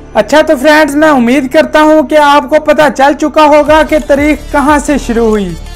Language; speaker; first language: Urdu; native; Urdu